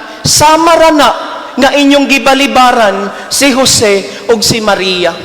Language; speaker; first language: Cebuano; native; Cebuano